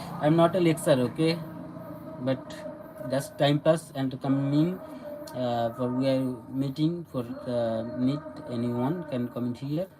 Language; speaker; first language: English; non-native, learner; Bangla